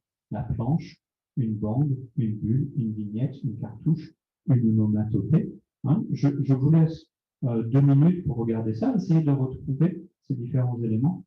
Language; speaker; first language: French; native; French